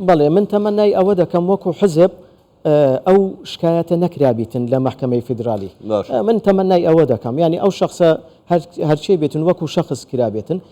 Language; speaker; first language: Central Kurdish; non-native, local second language; Turkish